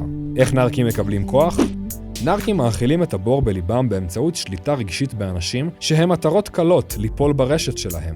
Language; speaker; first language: Hebrew; native; Hebrew